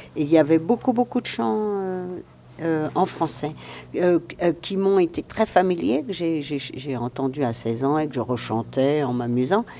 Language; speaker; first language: French; native; French